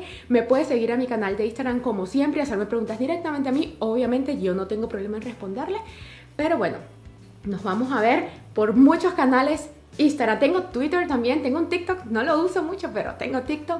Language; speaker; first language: Spanish; native; Spanish